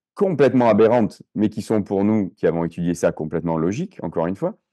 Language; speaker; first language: French; native; French